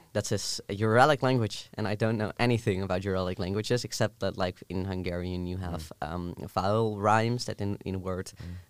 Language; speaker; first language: English; non-native, fluent; Dutch